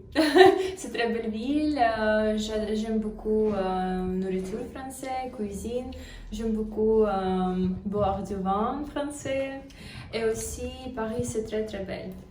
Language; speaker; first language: French; non-native, learner; Russian